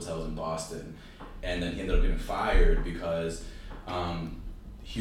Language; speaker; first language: English; native; English